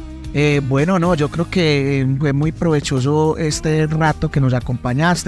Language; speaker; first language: Spanish; native; Spanish